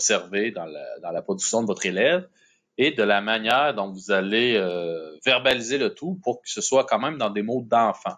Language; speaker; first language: French; native; French